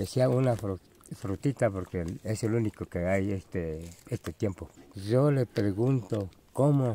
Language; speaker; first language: Spanish; non-native, local second language; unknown